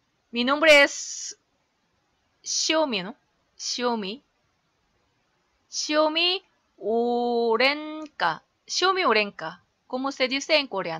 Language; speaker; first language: Spanish; non-native, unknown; Korean